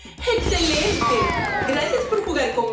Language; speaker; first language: Spanish; non-native, fluent; English